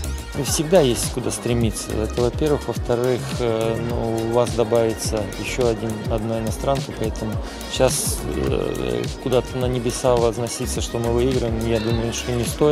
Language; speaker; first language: Russian; native; Russian